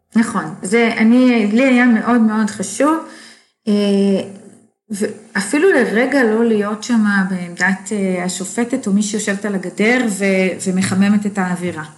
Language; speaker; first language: Hebrew; native; Hebrew